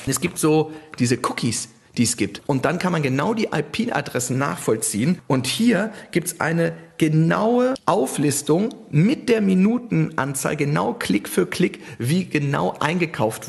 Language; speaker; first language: German; native; German